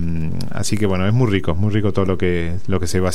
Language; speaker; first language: Spanish; native; Spanish